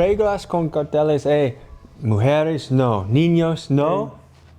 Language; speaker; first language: Spanish; non-native, learner; English